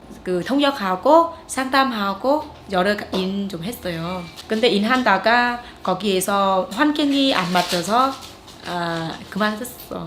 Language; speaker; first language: Korean; non-native, fluent; Vietnamese